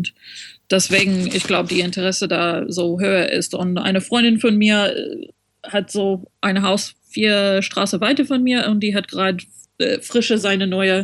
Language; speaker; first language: German; non-native, fluent; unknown